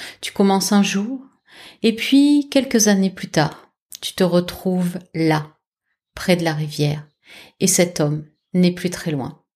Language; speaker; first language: French; native; French